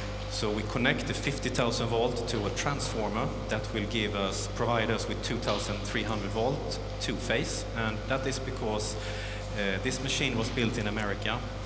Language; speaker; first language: English; non-native, fluent; Swedish